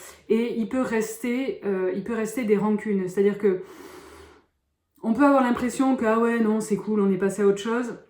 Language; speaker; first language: French; native; French